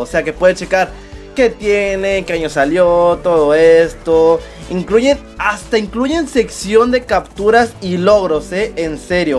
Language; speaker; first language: Spanish; native; Spanish